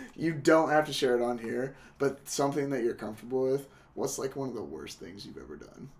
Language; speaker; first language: English; early bilingual, other home language; Italian